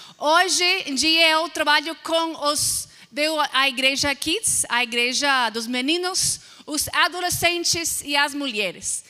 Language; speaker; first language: Portuguese; non-native, fluent; English